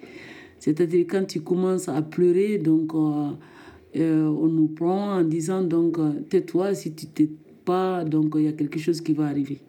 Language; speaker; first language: French; non-native, local second language; Soninke